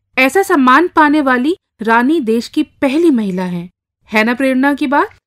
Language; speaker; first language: Hindi; native; Hindi